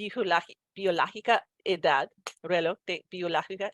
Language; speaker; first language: Spanish; non-native, learner; English